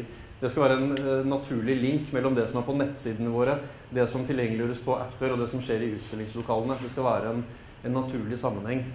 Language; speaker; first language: Norwegian; native; Norwegian